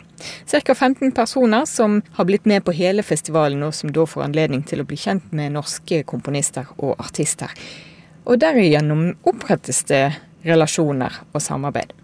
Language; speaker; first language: Norwegian; native; Norwegian